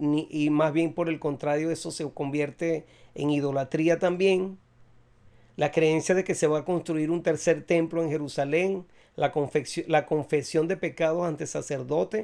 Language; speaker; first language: Spanish; native; Spanish